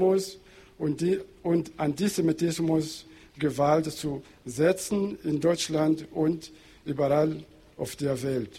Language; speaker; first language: German; non-native, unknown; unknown